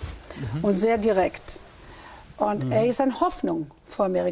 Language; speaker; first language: German; early bilingual, heritage; German